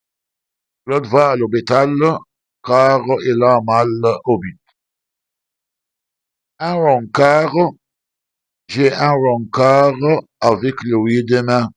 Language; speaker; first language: French; non-native, fluent; Arabic